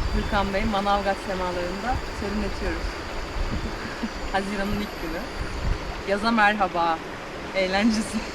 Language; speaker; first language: Turkish; native; Turkish